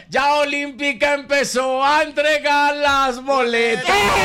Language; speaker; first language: Spanish; native; Spanish